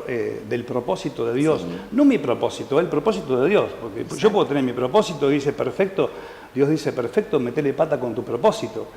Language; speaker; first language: Spanish; native; Spanish